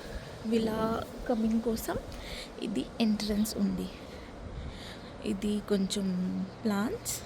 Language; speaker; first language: Telugu; non-native, learner; Marathi